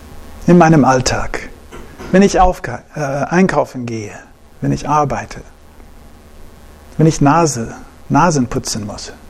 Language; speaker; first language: German; non-native, fluent; English